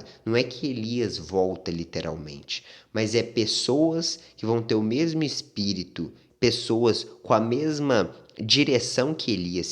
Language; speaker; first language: Portuguese; native; Portuguese